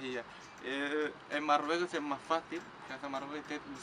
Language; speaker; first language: Spanish; non-native, local second language; Arabic